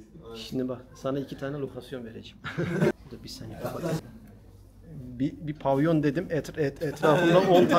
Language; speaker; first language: Turkish; native; Turkish